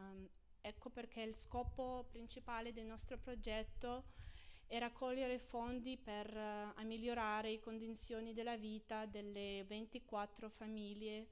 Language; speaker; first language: Italian; non-native, fluent; Ukrainian